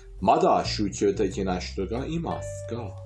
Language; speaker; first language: Japanese; non-native, fluent; Persian